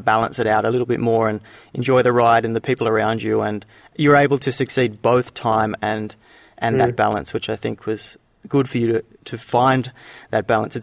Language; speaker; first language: English; native; English